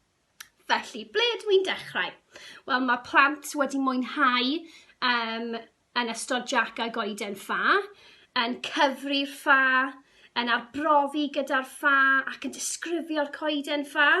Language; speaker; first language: Welsh; non-native, local second language; English